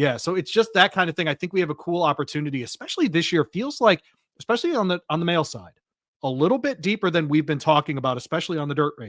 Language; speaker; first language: English; native; English